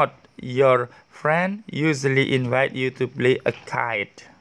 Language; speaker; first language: English; non-native, learner; Indonesian